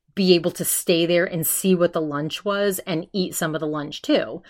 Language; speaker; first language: English; native; English